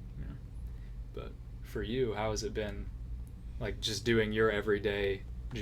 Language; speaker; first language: English; native; English